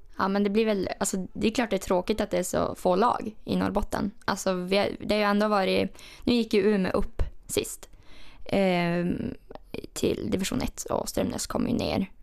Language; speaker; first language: Swedish; native; Swedish